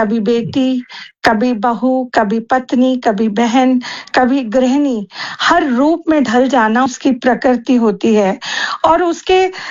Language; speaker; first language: Hindi; native; Hindi